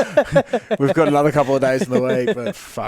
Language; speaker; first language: English; native; English